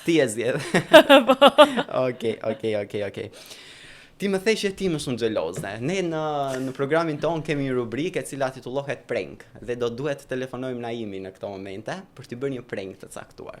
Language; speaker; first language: Albanian; native; Albanian